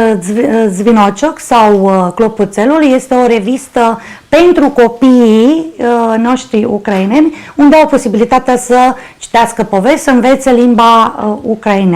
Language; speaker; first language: Romanian; non-native, local second language; Ukrainian